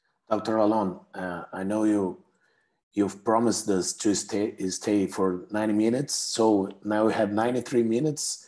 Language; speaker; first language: English; non-native, fluent; Portuguese